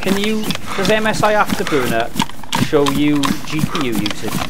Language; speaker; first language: English; native; English